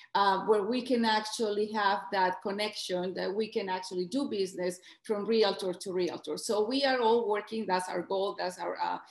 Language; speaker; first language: English; non-native, fluent; Spanish